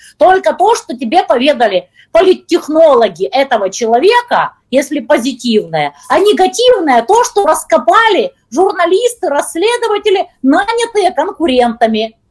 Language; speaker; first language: Russian; native; Russian